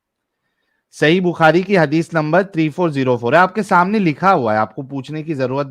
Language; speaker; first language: Hindi; native; Hindi